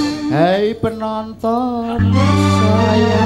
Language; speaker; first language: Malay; non-native, local second language; Javanese